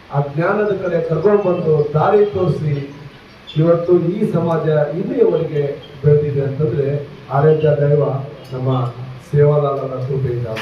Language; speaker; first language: Kannada; non-native, local second language; Lambadi